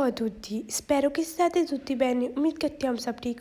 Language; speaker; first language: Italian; non-native, learner; Urdu